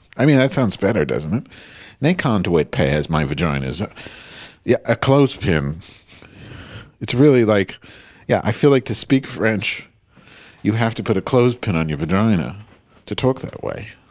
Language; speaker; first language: English; native; English